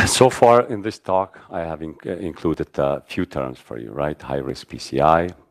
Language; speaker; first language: English; non-native, fluent; Albanian